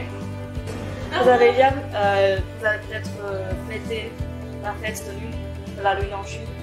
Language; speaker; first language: French; non-native, learner; Chinese